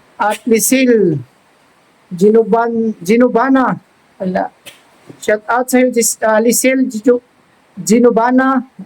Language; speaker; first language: Filipino; non-native, local second language; Cebuano